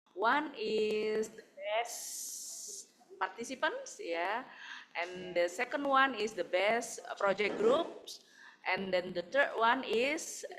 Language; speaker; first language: English; non-native, fluent; Indonesian